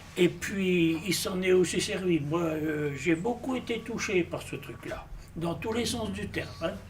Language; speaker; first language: French; native; French